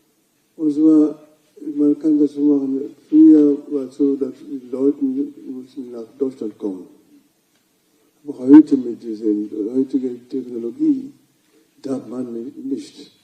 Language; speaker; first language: German; non-native, fluent; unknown